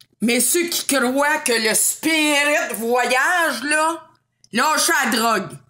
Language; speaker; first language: French; native; French